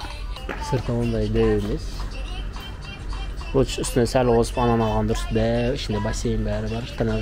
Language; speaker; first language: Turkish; non-native, learner; Kazakh